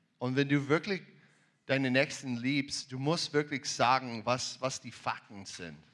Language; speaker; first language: German; non-native, learner; English